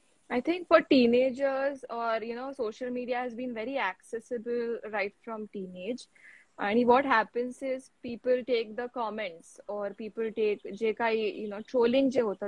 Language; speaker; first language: English; non-native, local second language; Marathi